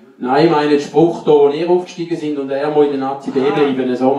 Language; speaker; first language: German; native; German